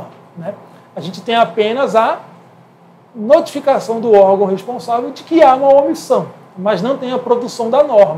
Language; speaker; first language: Portuguese; native; Portuguese